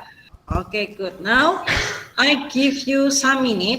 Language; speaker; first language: English; non-native, fluent; Indonesian